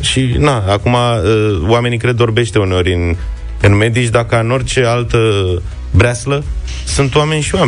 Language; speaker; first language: Romanian; native; Romanian